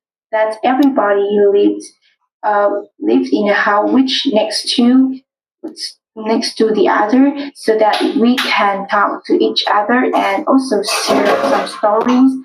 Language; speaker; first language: English; non-native, learner; Vietnamese